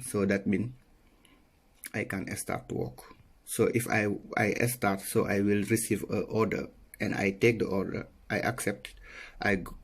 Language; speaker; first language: English; non-native, learner; Wolof